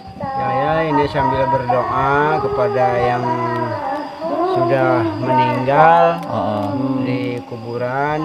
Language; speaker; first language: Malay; non-native, local second language; Sundanese